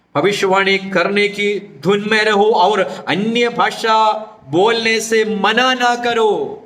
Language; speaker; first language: Hindi; non-native, local second language; Malayalam